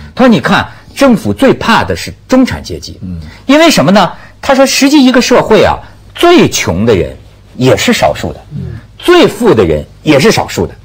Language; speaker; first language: Chinese; native; Chinese